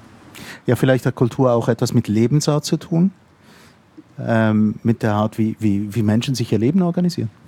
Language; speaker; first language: German; native; German